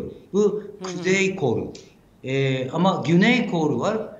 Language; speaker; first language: Turkish; non-native, fluent; Japanese